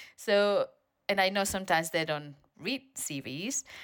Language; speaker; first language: English; non-native, fluent; Spanish